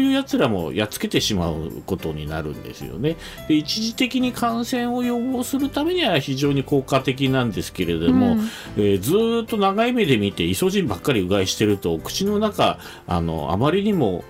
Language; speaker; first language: Japanese; native; Japanese